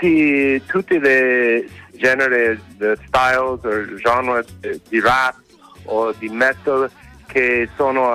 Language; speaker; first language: Italian; non-native, fluent; English